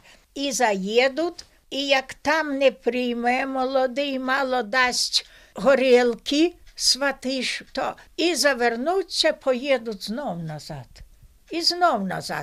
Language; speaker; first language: Ukrainian; native; Ukrainian